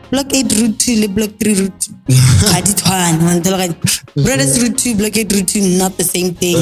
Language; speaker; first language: English; non-native, local second language; Tswana